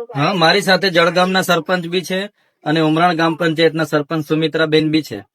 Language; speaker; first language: Gujarati; non-native, local second language; Vasavi